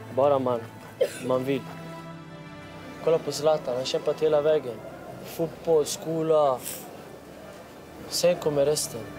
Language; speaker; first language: Swedish; non-native, local second language; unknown